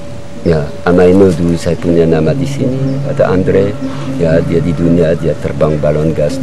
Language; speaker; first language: Indonesian; non-native, learner; French